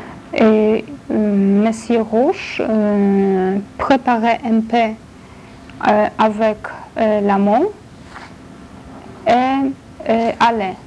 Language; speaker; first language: French; non-native, learner; Polish